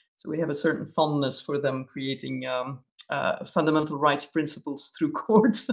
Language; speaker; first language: English; non-native, fluent; Dutch